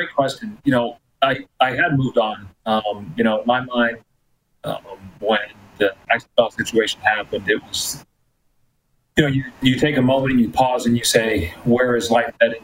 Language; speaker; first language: English; early bilingual, other home language; Spanish